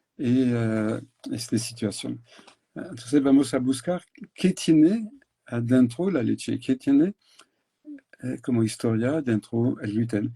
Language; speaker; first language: Spanish; non-native, fluent; French